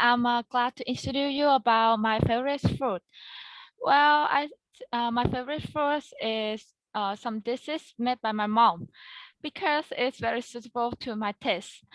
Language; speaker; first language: English; non-native, learner; Vietnamese